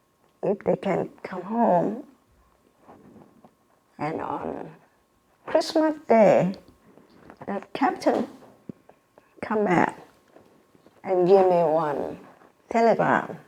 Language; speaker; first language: English; non-native, learner; Vietnamese